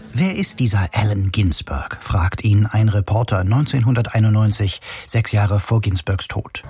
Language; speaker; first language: German; native; German